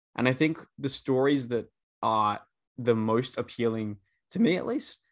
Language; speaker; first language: English; native; English